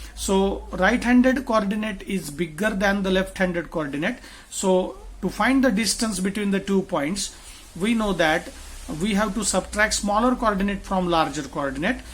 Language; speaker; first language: English; non-native, local second language; Marathi